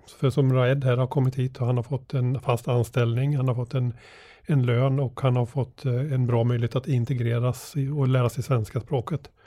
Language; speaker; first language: Swedish; native; Swedish